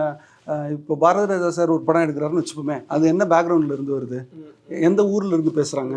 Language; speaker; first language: Tamil; native; Tamil